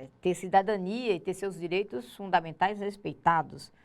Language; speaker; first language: Portuguese; native; Portuguese